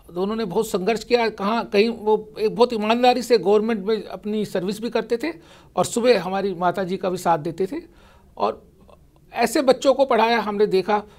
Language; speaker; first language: Hindi; native; Hindi